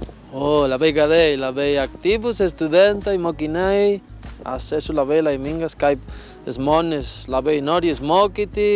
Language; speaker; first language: Lithuanian; non-native, learner; Spanish